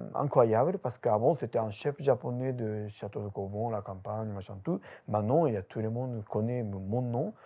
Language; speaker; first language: French; non-native, learner; Japanese